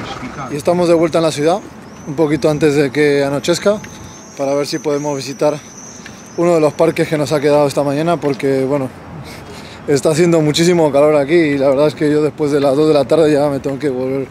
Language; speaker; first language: Spanish; native; Spanish